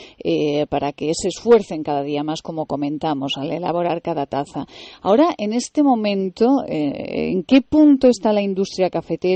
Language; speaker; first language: Spanish; native; Spanish